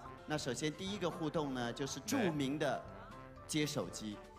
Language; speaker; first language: Chinese; native; Chinese